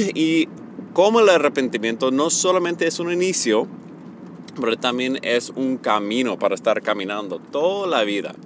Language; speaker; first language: Spanish; early bilingual, heritage; Spanish